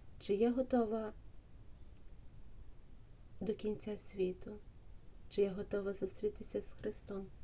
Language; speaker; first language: Ukrainian; native; Ukrainian